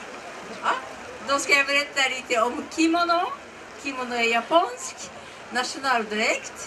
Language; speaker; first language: Swedish; non-native, learner; Japanese